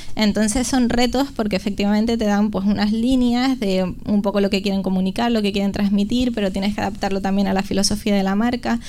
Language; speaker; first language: Spanish; native; Spanish